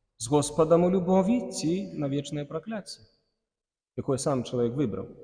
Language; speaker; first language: Belarusian; non-native, local second language; Russian